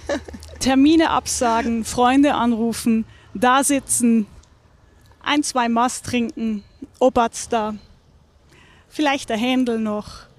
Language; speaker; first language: German; native; German